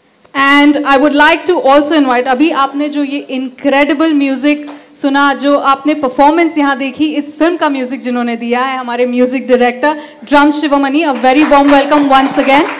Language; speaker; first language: Hindi; native; Hindi